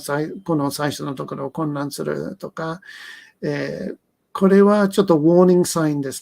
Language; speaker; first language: Japanese; non-native, learner; English